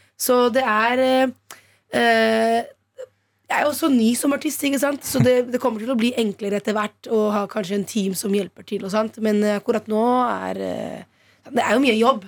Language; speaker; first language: Norwegian; non-native, fluent; Italian